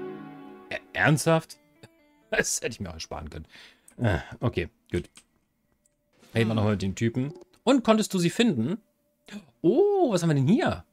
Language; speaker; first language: German; native; German